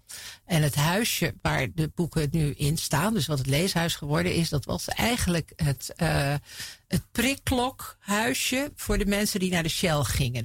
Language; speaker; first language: Dutch; native; Dutch